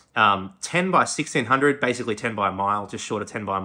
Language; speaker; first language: English; native; English